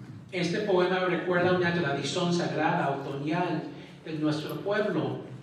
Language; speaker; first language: Spanish; early bilingual, heritage; Spanish